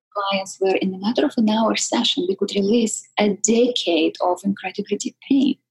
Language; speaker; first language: English; non-native, fluent; Russian